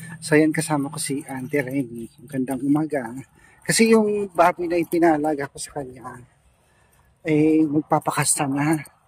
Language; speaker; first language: Filipino; non-native, local second language; Iloko